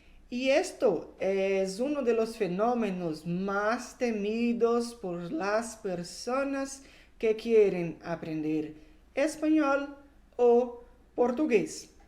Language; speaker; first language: Spanish; non-native, fluent; Portuguese